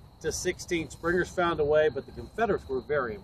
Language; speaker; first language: English; native; English